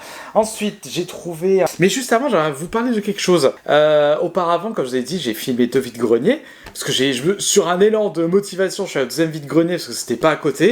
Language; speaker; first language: French; native; French